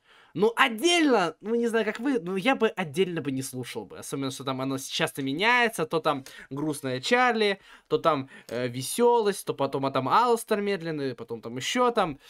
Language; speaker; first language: Russian; native; Russian